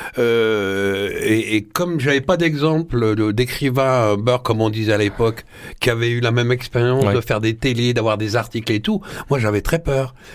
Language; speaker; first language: French; early bilingual, other home language; Arabic